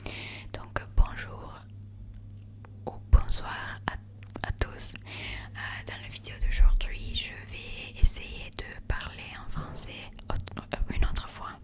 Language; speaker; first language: French; non-native, learner; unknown